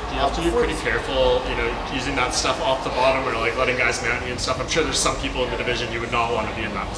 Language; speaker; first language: English; native; English